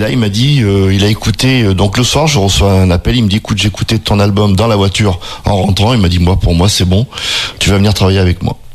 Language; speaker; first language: French; native; French